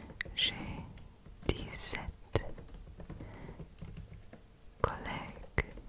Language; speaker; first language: French; non-native, learner; English